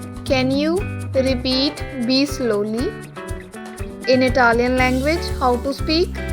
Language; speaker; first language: English; non-native, learner; Hindi